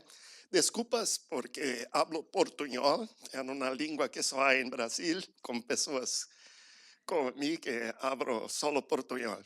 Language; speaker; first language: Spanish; non-native, learner; Portuguese